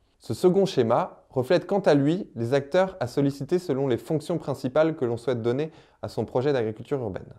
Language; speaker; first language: French; native; French